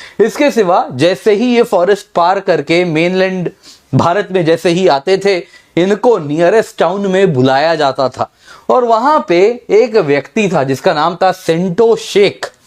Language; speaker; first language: Hindi; native; Hindi